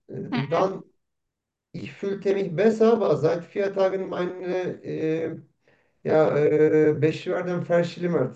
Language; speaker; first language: German; non-native, learner; Turkish